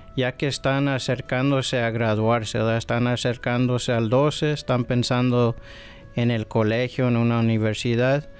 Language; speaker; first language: Spanish; early bilingual, heritage; Spanish